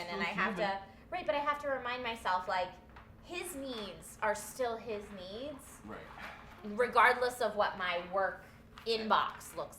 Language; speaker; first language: English; native; English